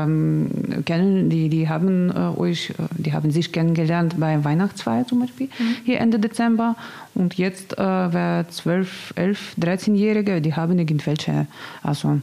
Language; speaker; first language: German; non-native, learner; Russian